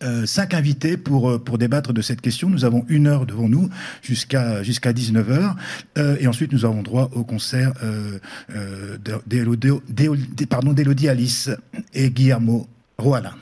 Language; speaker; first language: French; native; French